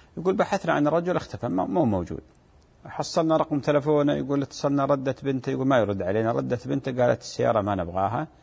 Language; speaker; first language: Arabic; native; Arabic